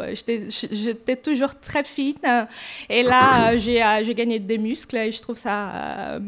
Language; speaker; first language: French; non-native, fluent; Portuguese